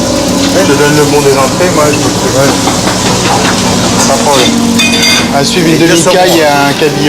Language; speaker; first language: French; native; French